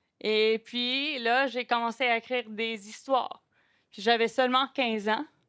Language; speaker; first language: French; non-native, local second language; English